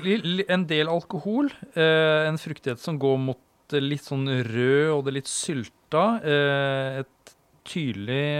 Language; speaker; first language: Norwegian; native; Norwegian